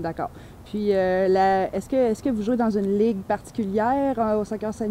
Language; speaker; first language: French; native; French